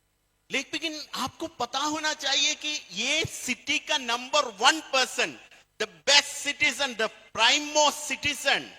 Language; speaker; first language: Hindi; non-native, fluent; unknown